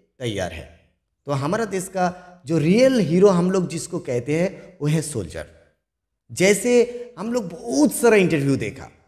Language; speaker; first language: Hindi; non-native, local second language; Bangla